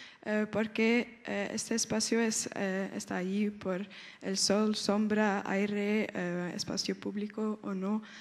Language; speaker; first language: Spanish; non-native, learner; French